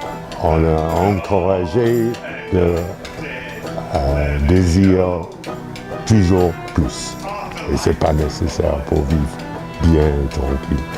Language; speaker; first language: French; non-native, fluent; English